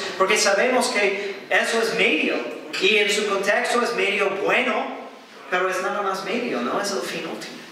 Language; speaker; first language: Spanish; non-native, fluent; English